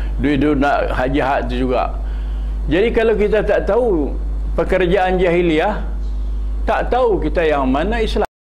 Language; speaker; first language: Malay; early bilingual, heritage; Malay